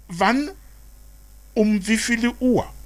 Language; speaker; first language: German; non-native, fluent; Rundi